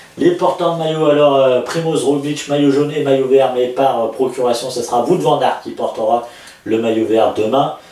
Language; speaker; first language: French; native; French